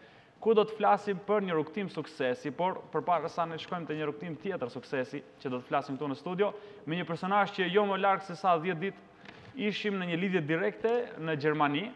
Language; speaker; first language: Albanian; native; Albanian